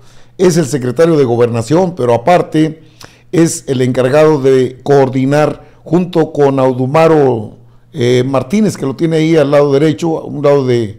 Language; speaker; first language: Spanish; native; Spanish